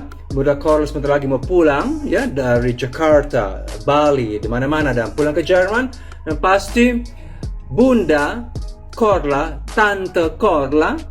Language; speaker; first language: Indonesian; non-native, fluent; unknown